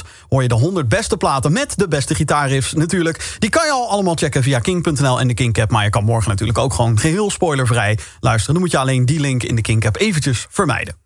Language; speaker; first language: Dutch; native; Dutch